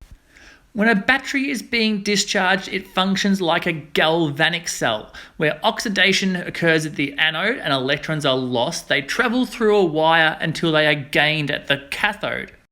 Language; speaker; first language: English; native; English